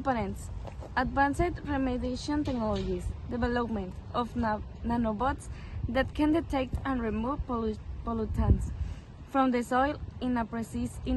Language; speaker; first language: English; non-native, learner; Spanish